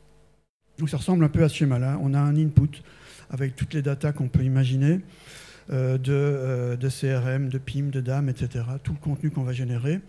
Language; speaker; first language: French; native; French